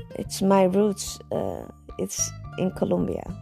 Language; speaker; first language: English; non-native, learner; Dutch